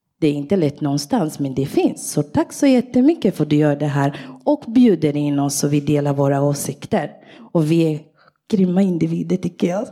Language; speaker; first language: Swedish; early bilingual, other home language; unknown